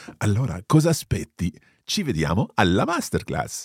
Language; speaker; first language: Italian; non-native, fluent; English